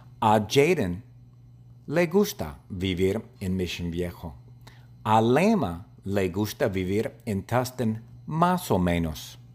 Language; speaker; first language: Spanish; non-native, fluent; English